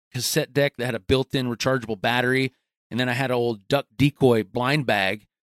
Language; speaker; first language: English; native; English